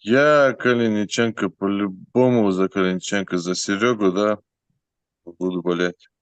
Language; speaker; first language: Russian; native; Russian